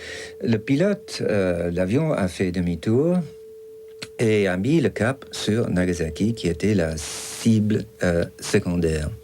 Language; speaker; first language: French; non-native, fluent; English